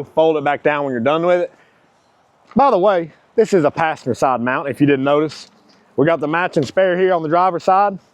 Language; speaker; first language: English; native; English